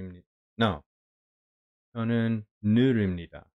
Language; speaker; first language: Korean; non-native, learner; English